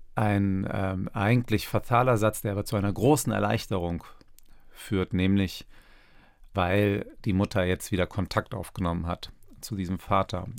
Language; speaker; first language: German; early bilingual, other home language; Turkish